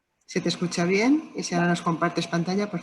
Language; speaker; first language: Spanish; native; Spanish